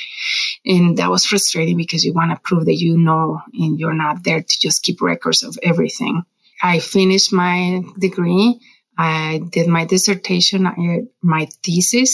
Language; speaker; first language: English; non-native, fluent; Spanish